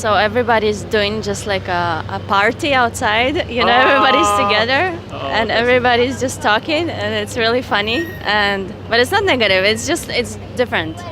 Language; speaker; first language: English; non-native, fluent; Hebrew